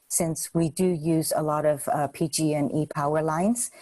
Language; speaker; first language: English; non-native, local second language; Cantonese